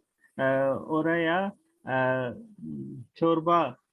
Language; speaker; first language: Turkish; non-native, learner; Urdu